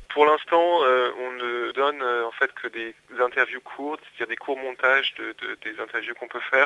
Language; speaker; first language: French; native; French